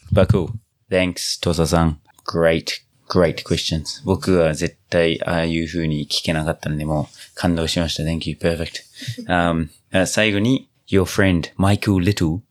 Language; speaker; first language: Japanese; non-native, fluent; English